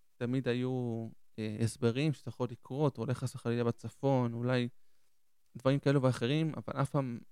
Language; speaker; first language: Hebrew; early bilingual, other home language; Spanish